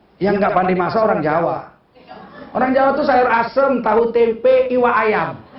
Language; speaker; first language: Indonesian; native; Indonesian